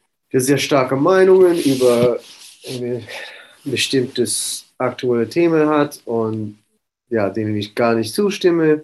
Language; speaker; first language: German; non-native, fluent; English